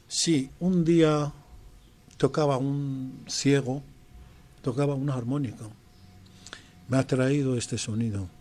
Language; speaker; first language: Spanish; non-native, fluent; Persian